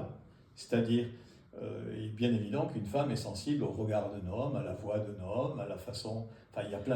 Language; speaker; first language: French; native; French